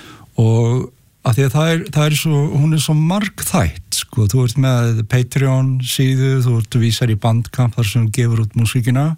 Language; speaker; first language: Icelandic; native; Icelandic